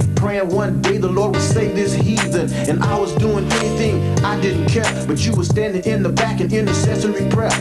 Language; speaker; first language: English; native; English